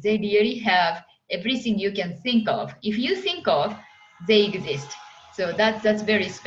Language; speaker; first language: English; non-native, fluent; Japanese